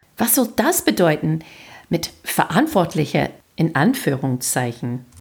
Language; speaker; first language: German; non-native, fluent; English